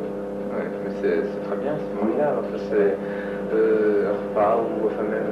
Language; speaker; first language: French; native; French